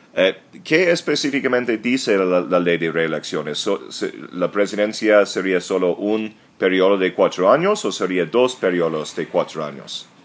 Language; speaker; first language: Spanish; non-native, fluent; English